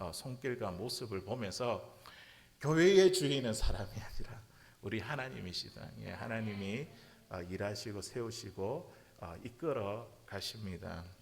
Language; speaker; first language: Korean; native; Korean